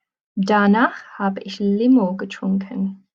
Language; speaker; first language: German; non-native, fluent; English